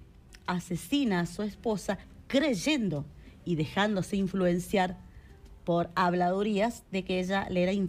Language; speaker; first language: Spanish; native; Spanish